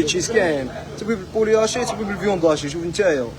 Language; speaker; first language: Arabic; native; Arabic